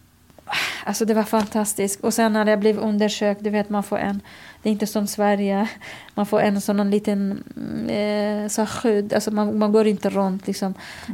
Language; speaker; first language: Swedish; non-native, fluent; Kurdish